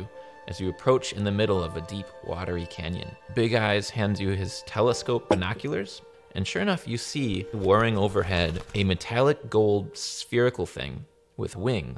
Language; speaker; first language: English; native; English